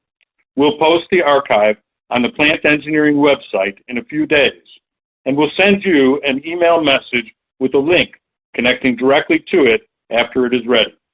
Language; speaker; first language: English; native; English